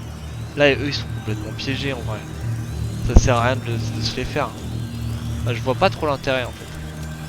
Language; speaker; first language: French; native; French